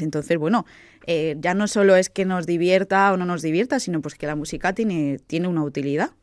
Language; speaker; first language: Spanish; native; Spanish